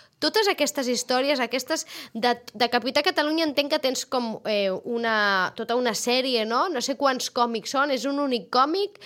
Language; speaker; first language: Catalan; native; Catalan